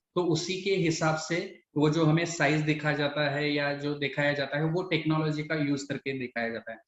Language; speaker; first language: Hindi; non-native, local second language; Marathi